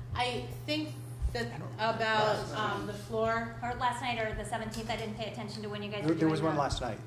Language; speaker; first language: English; native; English